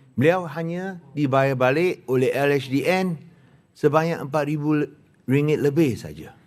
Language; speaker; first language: Malay; non-native, local second language; Chinese